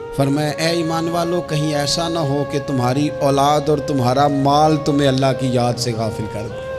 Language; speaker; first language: Urdu; non-native, local second language; Punjabi